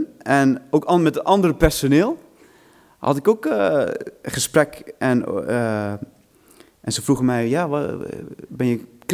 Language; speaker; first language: Dutch; non-native, fluent; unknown